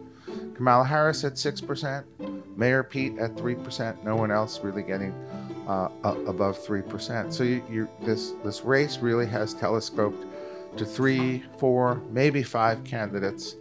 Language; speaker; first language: English; native; English